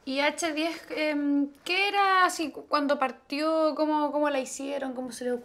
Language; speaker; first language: Spanish; native; Spanish